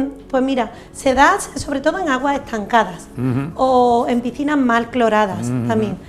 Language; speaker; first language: Spanish; native; Spanish